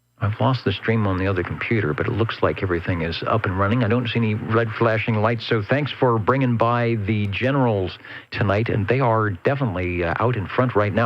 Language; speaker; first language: English; native; English